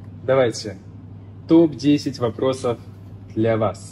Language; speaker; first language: Russian; non-native, learner; Chinese